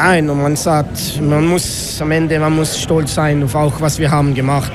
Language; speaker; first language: German; non-native, local second language; French